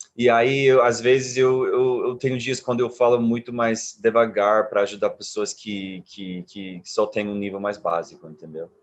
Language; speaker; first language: Portuguese; non-native, fluent; English